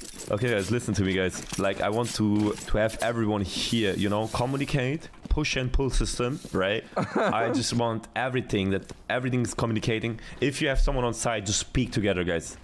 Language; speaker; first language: English; non-native, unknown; German